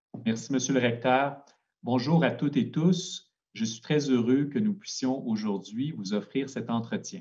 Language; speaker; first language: French; native; French